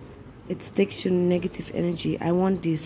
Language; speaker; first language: English; non-native, fluent; Dutch